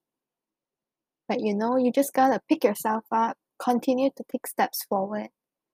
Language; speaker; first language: English; non-native, local second language; Chinese